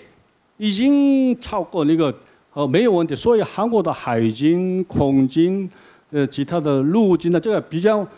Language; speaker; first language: Chinese; non-native, learner; Korean